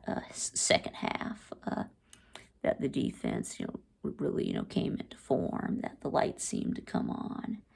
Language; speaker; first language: English; native; English